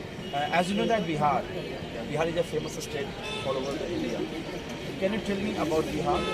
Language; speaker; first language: English; non-native, local second language; Hindi